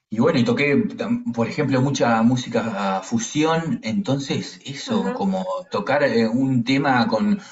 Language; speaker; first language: Spanish; native; Spanish